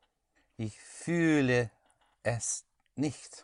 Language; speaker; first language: German; non-native, learner; English